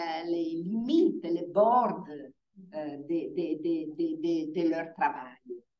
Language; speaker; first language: French; non-native, fluent; Italian